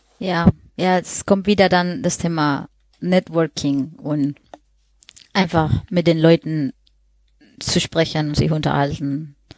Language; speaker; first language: German; non-native, fluent; Spanish